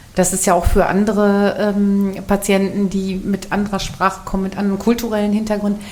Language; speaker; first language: German; native; German